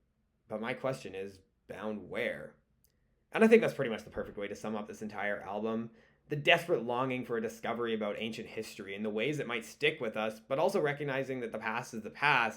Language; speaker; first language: English; native; English